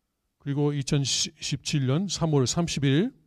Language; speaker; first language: Korean; native; Korean